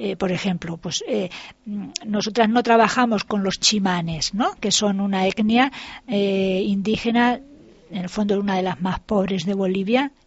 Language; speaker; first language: Spanish; native; Spanish